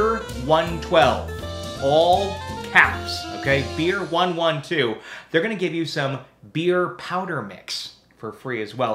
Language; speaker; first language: English; native; English